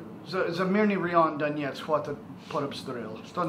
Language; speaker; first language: Russian; non-native, learner; English